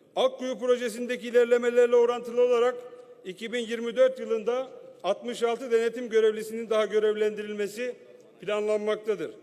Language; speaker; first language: Turkish; native; Turkish